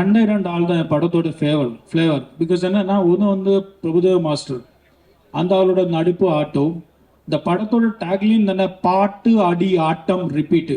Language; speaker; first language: Tamil; non-native, learner; Malayalam